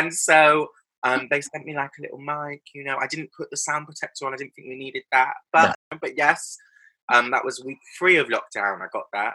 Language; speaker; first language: English; native; English